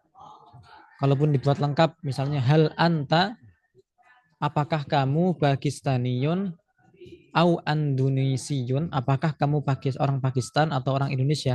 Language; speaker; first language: Indonesian; native; Indonesian